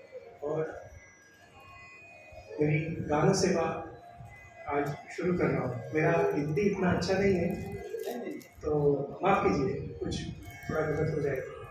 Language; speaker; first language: Hindi; non-native, local second language; Marathi